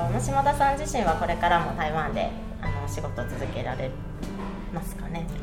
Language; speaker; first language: Japanese; native; Japanese